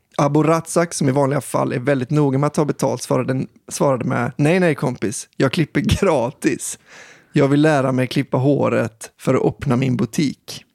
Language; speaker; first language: Swedish; native; Swedish